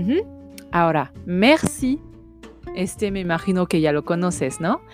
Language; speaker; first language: Spanish; non-native, fluent; French